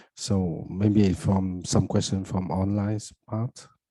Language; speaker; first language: English; non-native, fluent; Vietnamese